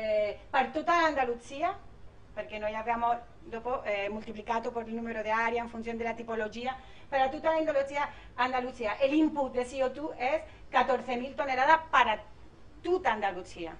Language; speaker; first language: Italian; non-native, learner; Spanish